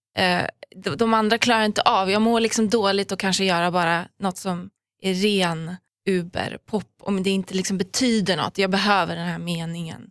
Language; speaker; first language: Swedish; early bilingual, other home language; Persian